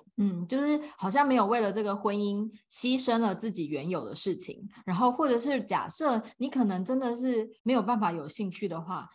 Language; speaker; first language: Chinese; native; Chinese